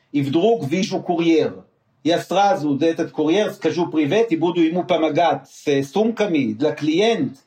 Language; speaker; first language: Russian; non-native, learner; Hebrew